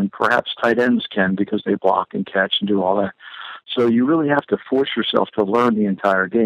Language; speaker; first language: English; native; English